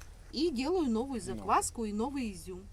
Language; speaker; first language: Russian; native; Russian